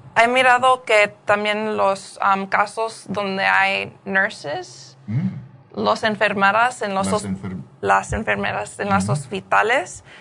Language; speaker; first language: Spanish; early bilingual, heritage; Spanish